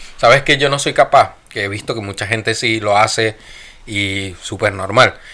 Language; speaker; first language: Spanish; native; Spanish